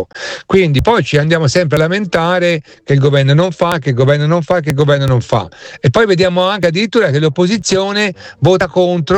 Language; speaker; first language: Italian; native; Italian